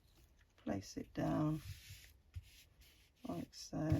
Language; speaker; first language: English; native; English